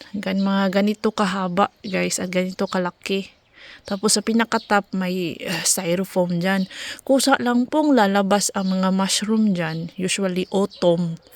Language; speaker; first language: Filipino; non-native, local second language; Cebuano